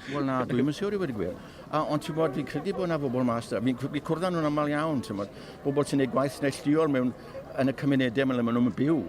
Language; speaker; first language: Welsh; native; Welsh